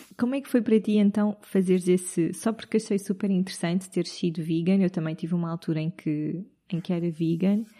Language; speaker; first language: Portuguese; native; Portuguese